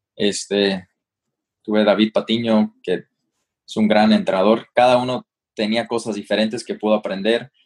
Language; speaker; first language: Spanish; early bilingual, heritage; Spanish